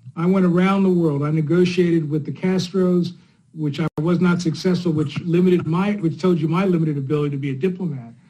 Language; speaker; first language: English; native; English